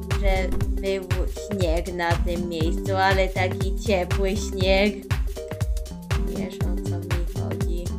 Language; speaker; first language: Polish; early bilingual, heritage; Polish